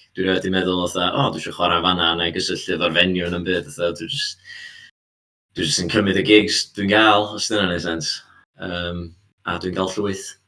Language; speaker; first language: Welsh; native; Welsh